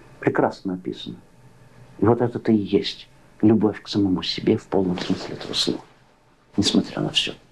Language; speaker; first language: Russian; early bilingual, heritage; Russian